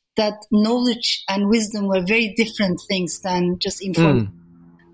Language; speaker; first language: English; non-native, fluent; Turkish